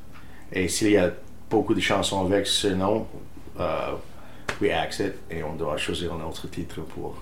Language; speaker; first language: French; non-native, fluent; English